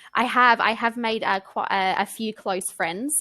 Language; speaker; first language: English; native; English